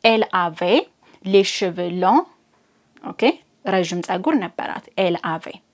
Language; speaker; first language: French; non-native, fluent; Amharic